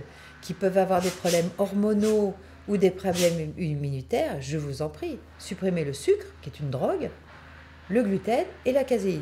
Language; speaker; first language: French; native; French